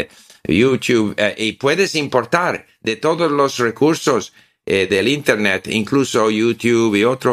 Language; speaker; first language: Spanish; non-native, fluent; English